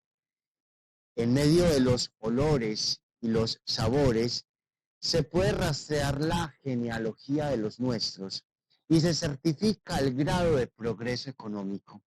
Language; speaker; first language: Spanish; native; Spanish